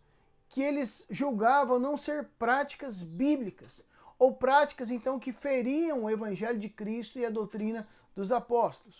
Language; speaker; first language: Portuguese; native; Portuguese